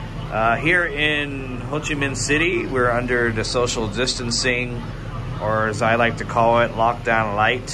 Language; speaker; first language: English; native; English